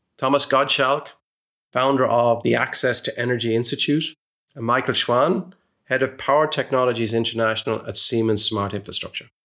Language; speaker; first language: English; native; English